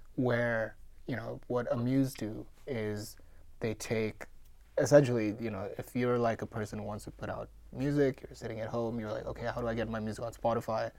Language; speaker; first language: English; non-native, local second language; Gujarati